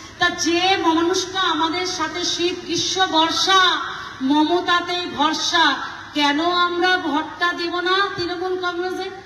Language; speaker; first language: Bangla; non-native, local second language; Nepali